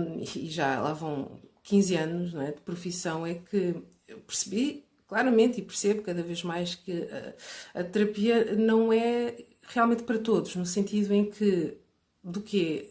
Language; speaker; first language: Portuguese; native; Portuguese